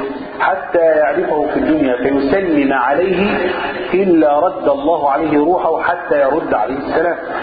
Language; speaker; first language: Arabic; native; Arabic